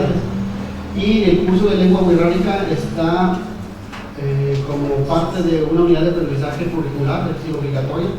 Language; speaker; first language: Spanish; native; Spanish